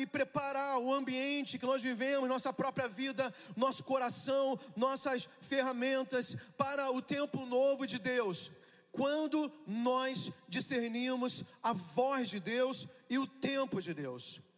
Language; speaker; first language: Portuguese; native; Portuguese